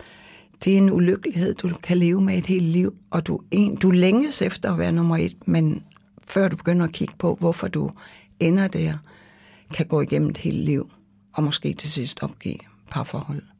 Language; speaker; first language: Danish; native; Danish